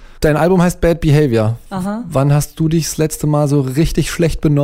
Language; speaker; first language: German; native; German